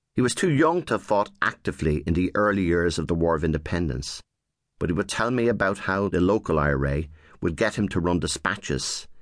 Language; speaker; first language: English; native; English